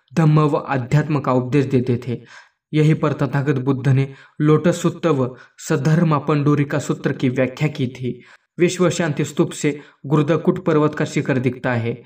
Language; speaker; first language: Hindi; non-native, local second language; Marathi